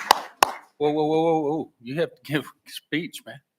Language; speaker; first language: English; native; English